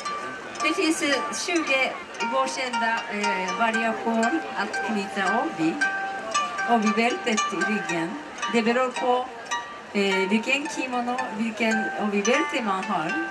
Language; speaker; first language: Swedish; non-native, learner; Japanese